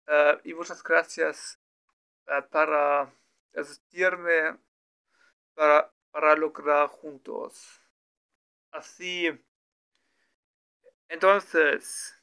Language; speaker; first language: Spanish; non-native, learner; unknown